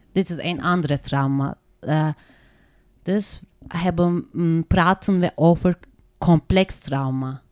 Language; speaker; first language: Dutch; non-native, learner; Turkish